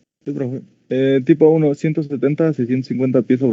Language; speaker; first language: Spanish; native; Spanish